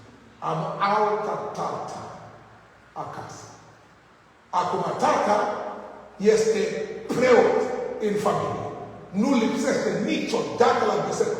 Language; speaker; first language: Romanian; non-native, learner; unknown